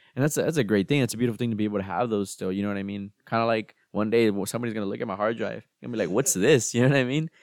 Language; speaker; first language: English; native; English